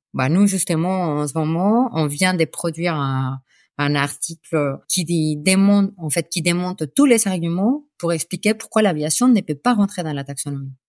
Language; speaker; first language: French; non-native, fluent; Spanish